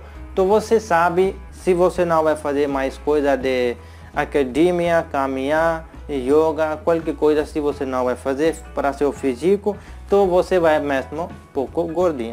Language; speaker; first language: Portuguese; non-native, learner; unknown